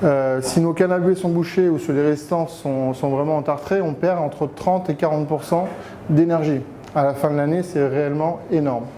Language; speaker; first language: French; native; French